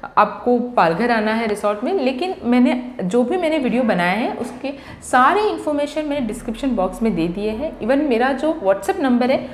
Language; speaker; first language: Hindi; non-native, local second language; Marathi